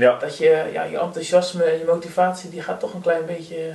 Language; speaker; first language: Dutch; native; Dutch